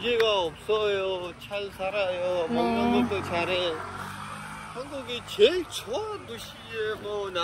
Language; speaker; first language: Korean; non-native, learner; Urdu